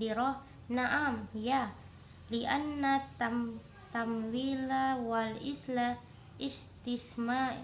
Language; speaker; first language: Arabic; non-native, learner; Indonesian